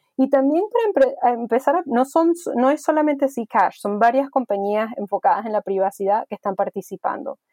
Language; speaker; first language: Spanish; early bilingual, heritage; Spanish